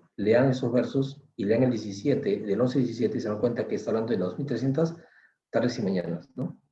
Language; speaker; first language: Spanish; native; Spanish